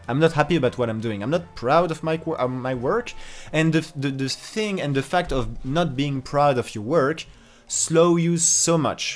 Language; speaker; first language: English; non-native, fluent; French